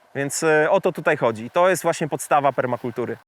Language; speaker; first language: Polish; native; Polish